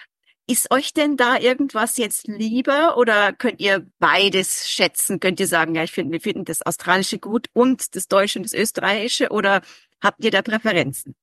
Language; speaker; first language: German; early bilingual, heritage; English